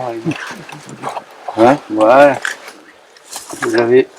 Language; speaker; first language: French; native; French